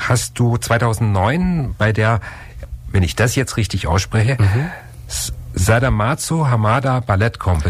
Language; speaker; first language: German; native; German